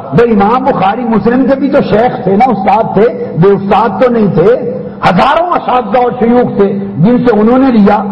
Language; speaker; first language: Urdu; non-native, local second language; Punjabi